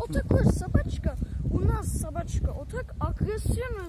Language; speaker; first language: Russian; non-native, learner; Turkish